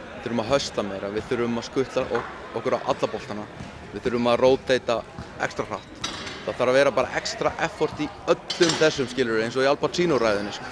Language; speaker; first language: Icelandic; early bilingual, other home language; Hungarian